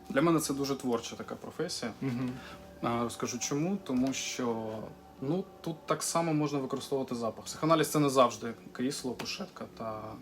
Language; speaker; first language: Ukrainian; non-native, local second language; Russian